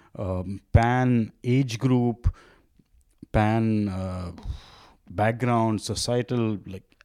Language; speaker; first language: English; non-native, local second language; Tamil